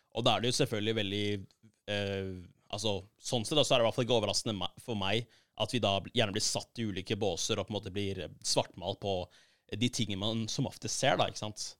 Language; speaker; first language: Norwegian; early bilingual, other home language; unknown